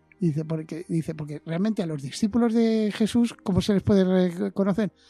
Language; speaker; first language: Spanish; native; Spanish